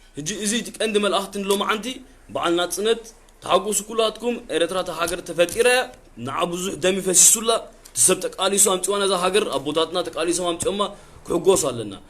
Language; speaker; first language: Tigrinya; early bilingual, heritage; Tigrinya